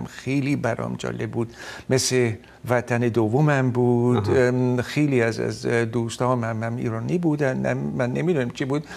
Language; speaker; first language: Persian; non-native, fluent; Dutch